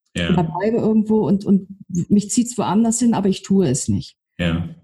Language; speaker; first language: German; native; German